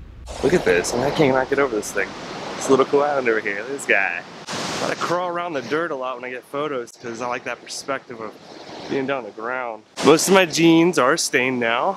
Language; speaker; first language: English; native; English